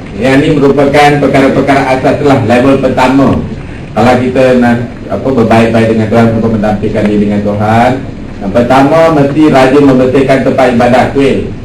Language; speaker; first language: Malay; non-native, local second language; Tamil